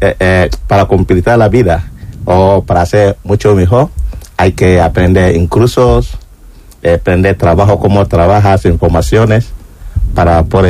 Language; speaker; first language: Spanish; non-native, learner; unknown